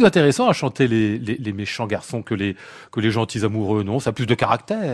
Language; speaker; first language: French; native; French